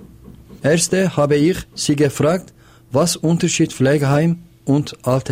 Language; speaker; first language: German; non-native, learner; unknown